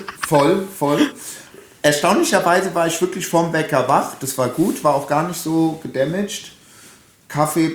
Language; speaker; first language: German; native; German